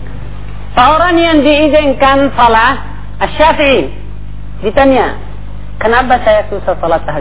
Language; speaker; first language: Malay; non-native, fluent; Arabic